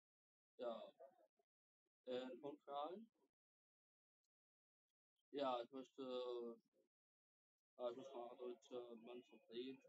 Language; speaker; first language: German; non-native, learner; Arabic